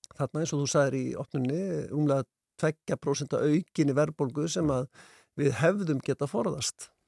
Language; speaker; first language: Icelandic; native; Icelandic